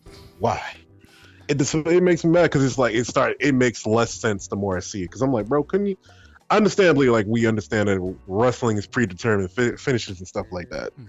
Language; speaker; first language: English; native; English